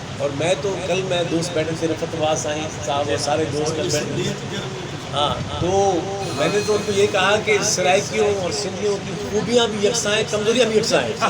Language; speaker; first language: Urdu; non-native, local second language; Sindhi